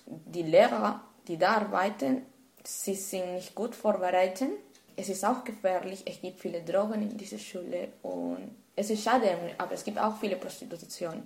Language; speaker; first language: German; non-native, fluent; Spanish